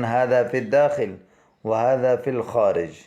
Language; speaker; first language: Arabic; non-native, fluent; Urdu